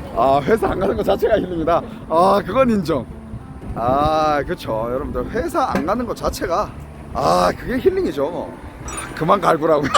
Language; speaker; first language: Korean; native; Korean